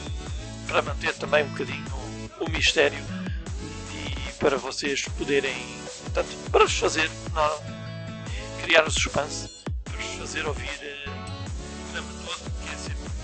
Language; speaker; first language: Portuguese; native; Portuguese